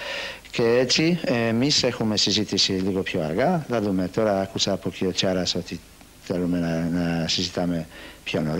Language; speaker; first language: Greek; non-native, learner; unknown